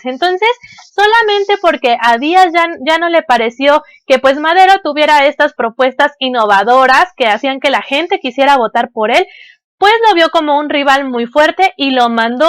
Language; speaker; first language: Spanish; native; Spanish